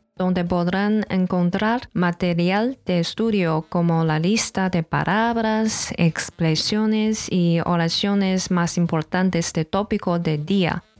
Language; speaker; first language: Spanish; non-native, learner; Chinese